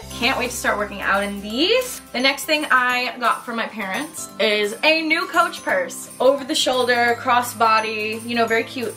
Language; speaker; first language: English; native; English